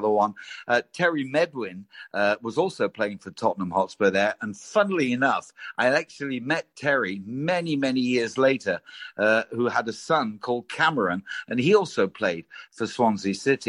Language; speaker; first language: English; native; English